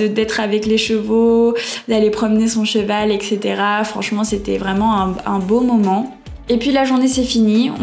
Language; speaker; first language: French; native; French